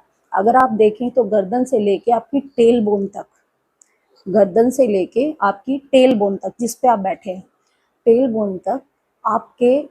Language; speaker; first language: Hindi; native; Hindi